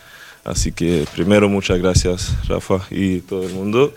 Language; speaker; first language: Spanish; non-native, fluent; Swedish